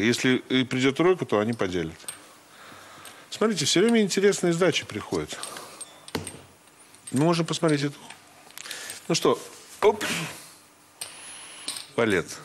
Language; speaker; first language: Russian; native; Russian